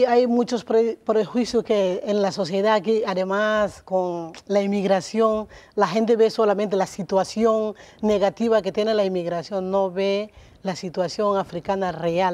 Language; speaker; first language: Spanish; non-native, learner; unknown